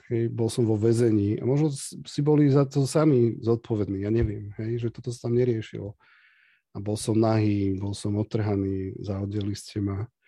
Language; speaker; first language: Slovak; native; Slovak